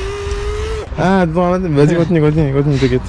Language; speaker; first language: French; native; French